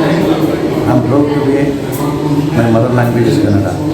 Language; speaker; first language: Hindi; non-native, local second language; Kannada